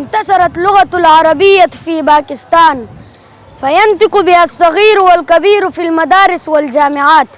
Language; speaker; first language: Arabic; non-native, learner; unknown